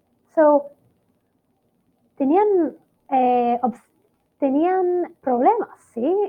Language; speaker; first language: Spanish; non-native, fluent; Italian